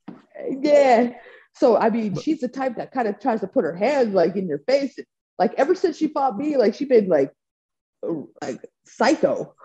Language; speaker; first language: English; native; English